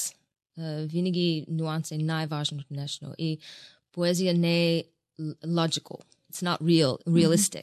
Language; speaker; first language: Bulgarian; non-native, learner; English